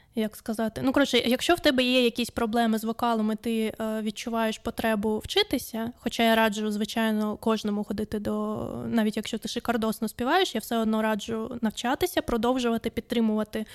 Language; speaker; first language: Ukrainian; non-native, local second language; Russian